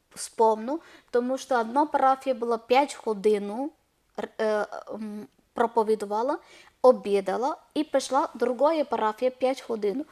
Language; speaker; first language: Ukrainian; non-native, learner; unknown